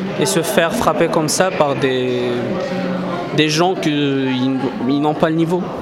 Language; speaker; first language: French; non-native, local second language; Kabyle